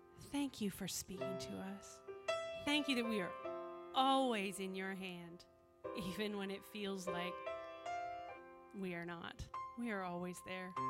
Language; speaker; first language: English; native; English